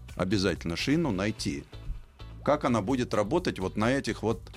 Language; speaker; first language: Russian; native; Russian